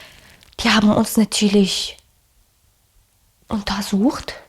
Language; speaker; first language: German; early bilingual, other home language; Arabic